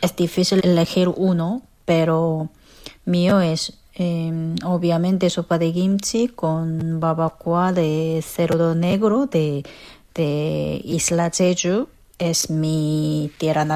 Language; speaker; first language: Spanish; non-native, fluent; Korean